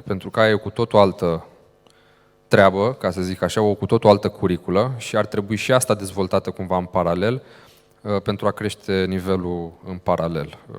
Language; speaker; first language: Romanian; native; Romanian